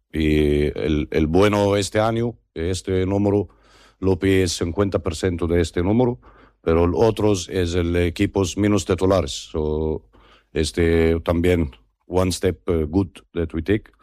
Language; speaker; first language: Spanish; non-native, learner; Arabic